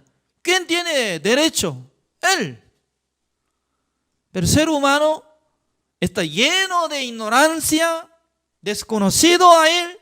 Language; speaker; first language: Spanish; non-native, fluent; Korean